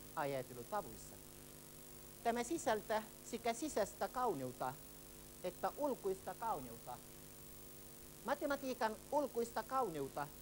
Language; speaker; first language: Finnish; non-native, fluent; Arabic